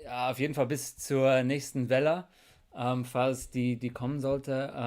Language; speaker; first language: German; non-native, fluent; English